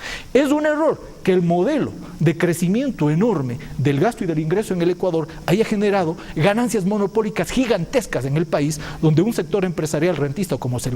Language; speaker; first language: Spanish; native; Spanish